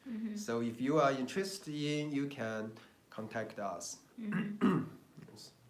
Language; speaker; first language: English; non-native, learner; Chinese